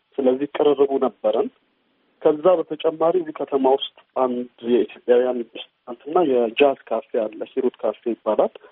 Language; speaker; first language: Amharic; native; Amharic